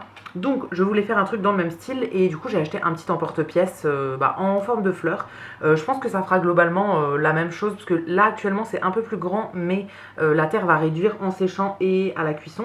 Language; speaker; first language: French; native; French